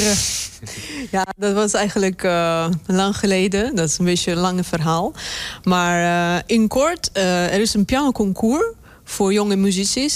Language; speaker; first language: Dutch; non-native, fluent; Russian